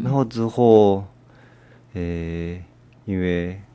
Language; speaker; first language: Chinese; non-native, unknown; Japanese